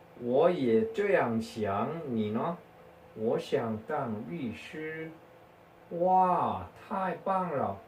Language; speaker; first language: Chinese; non-native, fluent; Korean